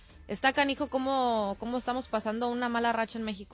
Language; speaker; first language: Spanish; early bilingual, heritage; Spanish